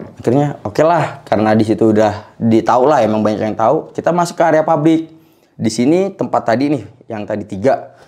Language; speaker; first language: Indonesian; native; Indonesian